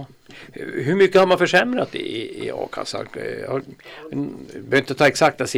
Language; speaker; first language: Swedish; native; Swedish